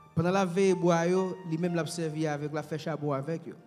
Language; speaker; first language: French; native; French